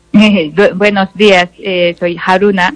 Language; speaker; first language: Spanish; non-native, learner; Japanese